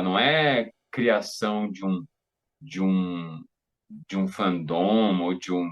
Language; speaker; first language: Portuguese; native; Portuguese